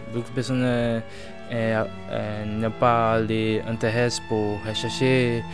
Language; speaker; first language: French; non-native, learner; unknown